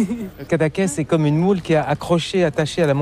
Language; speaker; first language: French; native; French